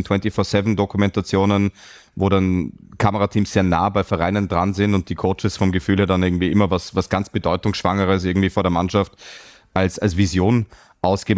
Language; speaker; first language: German; native; German